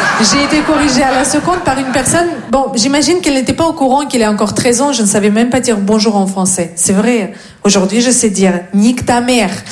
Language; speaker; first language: French; non-native, fluent; Russian